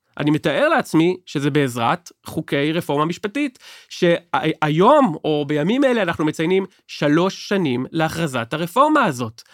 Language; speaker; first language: Hebrew; native; Hebrew